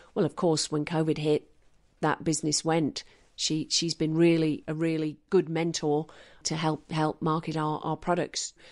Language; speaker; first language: English; native; English